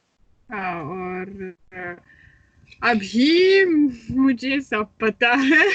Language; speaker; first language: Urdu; non-native, learner; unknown